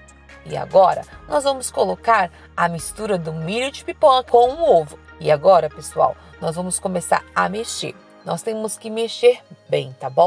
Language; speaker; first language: Portuguese; native; Portuguese